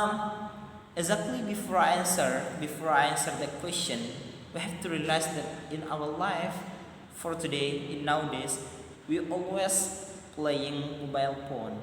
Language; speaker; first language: English; non-native, learner; Madurese